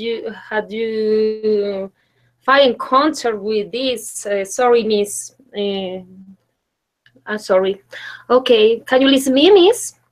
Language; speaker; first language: English; non-native, learner; Spanish